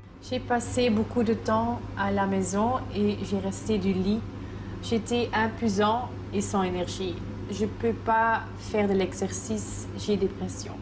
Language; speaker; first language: French; non-native, local second language; Dutch